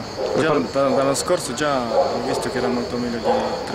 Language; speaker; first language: Italian; non-native, fluent; French